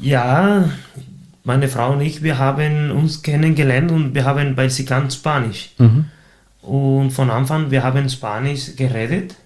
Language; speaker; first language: German; non-native, fluent; Spanish